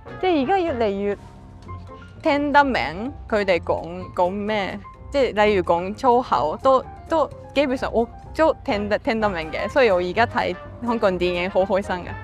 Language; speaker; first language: Cantonese; non-native, fluent; Japanese